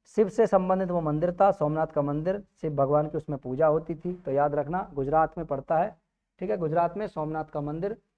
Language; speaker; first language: Hindi; native; Hindi